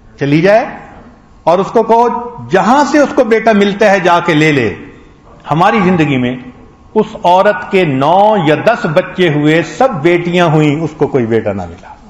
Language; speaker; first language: Urdu; non-native, local second language; Punjabi